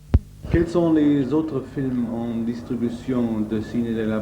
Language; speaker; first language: French; non-native, fluent; German